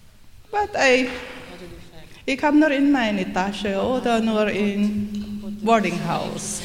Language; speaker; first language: German; non-native, learner; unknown